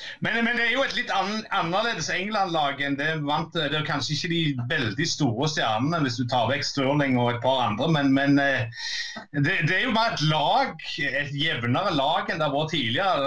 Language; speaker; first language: Norwegian; native; Norwegian